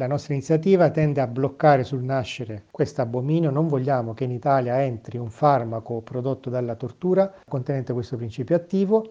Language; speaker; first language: Italian; native; Italian